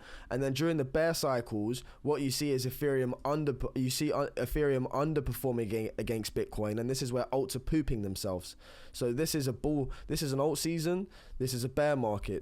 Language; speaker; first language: English; native; English